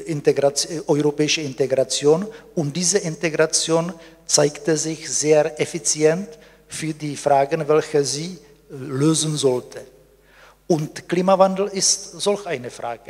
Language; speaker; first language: German; non-native, fluent; Czech